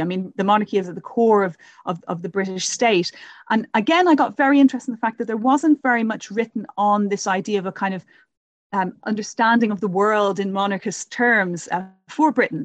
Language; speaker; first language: English; native; English